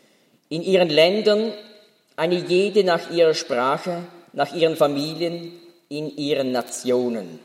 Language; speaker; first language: German; native; German